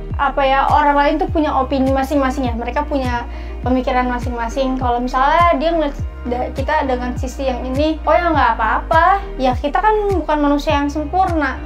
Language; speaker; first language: Indonesian; native; Indonesian